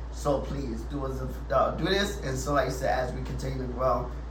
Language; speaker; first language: English; native; English